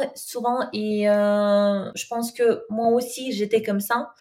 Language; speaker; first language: French; non-native, fluent; Russian